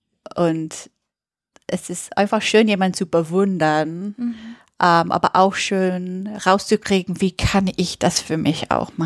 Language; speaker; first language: German; non-native, fluent; English